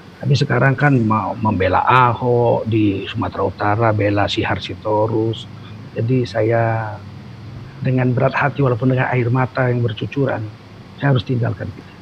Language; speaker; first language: Indonesian; native; Indonesian